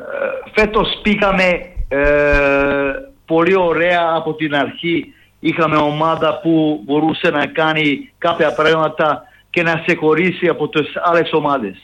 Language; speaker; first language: Greek; non-native, fluent; Serbian